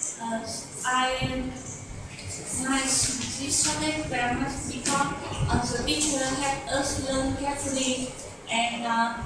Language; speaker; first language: English; non-native, learner; Vietnamese